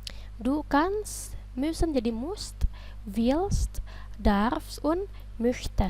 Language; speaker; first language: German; non-native, fluent; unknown